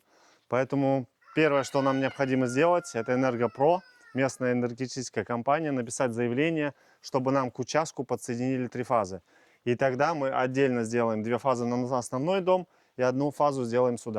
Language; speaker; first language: Russian; native; Russian